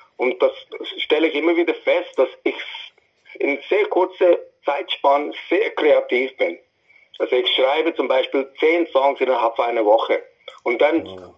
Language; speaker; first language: German; non-native, fluent; English